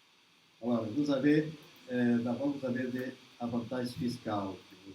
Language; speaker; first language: French; non-native, learner; Portuguese